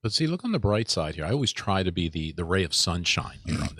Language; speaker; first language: English; native; English